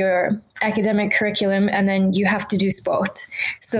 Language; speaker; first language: English; native; English